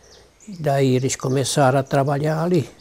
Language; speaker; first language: Portuguese; non-native, local second language; German